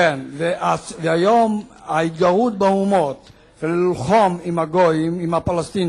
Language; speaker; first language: Hebrew; non-native, fluent; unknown